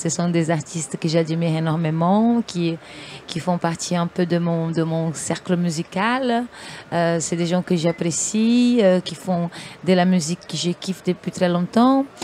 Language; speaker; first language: French; non-native, fluent; Portuguese